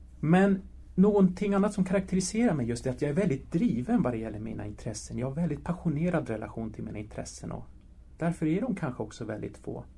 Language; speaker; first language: Swedish; early bilingual, other home language; Spanish